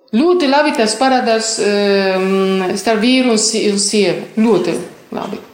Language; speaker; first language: Latvian; non-native, fluent; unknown